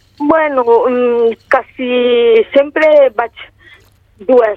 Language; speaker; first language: Catalan; non-native, local second language; Spanish